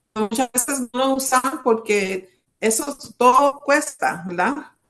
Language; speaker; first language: Spanish; early bilingual, heritage; Spanish